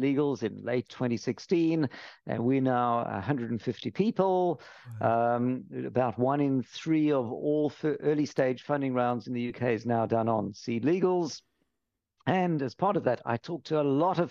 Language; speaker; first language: English; native; English